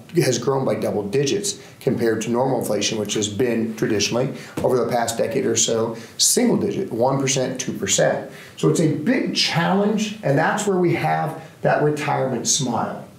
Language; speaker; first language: English; native; English